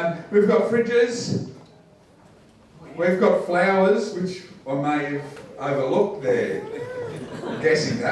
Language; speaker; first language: English; native; English